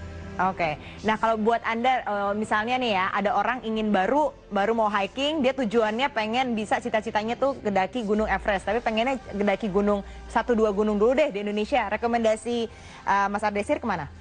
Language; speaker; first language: Indonesian; native; Indonesian